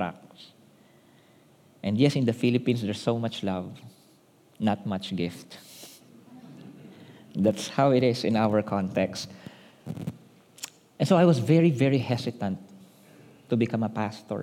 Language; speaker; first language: English; non-native, local second language; Filipino